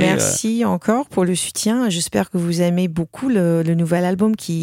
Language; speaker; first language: French; non-native, fluent; English